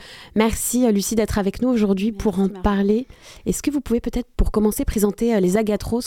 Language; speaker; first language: French; native; French